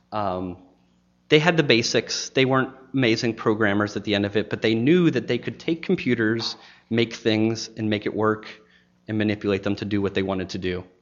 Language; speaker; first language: English; native; English